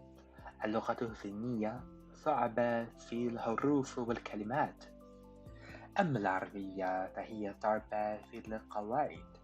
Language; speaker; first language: Arabic; non-native, fluent; Chinese